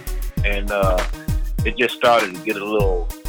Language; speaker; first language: English; native; English